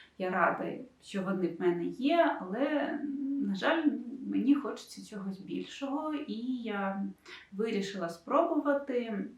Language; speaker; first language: Ukrainian; non-native, local second language; Russian